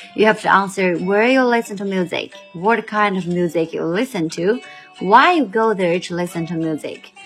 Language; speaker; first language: English; non-native, fluent; Chinese